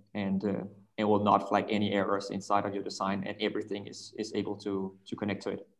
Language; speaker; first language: English; non-native, fluent; Danish